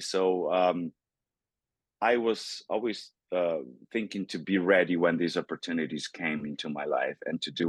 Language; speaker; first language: English; non-native, fluent; Portuguese